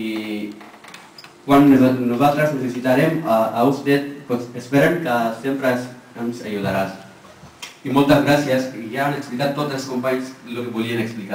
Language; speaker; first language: Catalan; non-native, learner; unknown